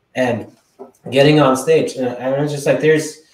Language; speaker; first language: English; non-native, fluent; Swedish